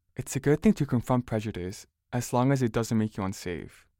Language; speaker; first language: English; early bilingual, other home language; Spanish